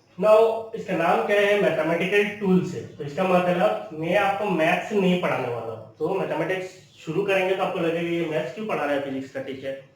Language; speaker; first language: Hindi; non-native, local second language; Bangla